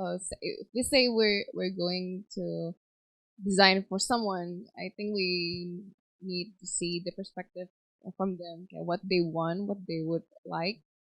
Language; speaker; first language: English; non-native, fluent; Indonesian